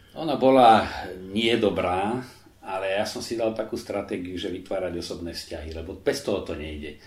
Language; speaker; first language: Slovak; native; Slovak